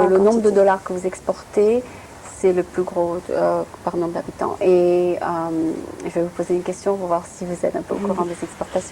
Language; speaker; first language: French; native; French